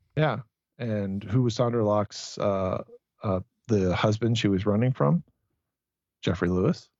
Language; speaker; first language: English; native; English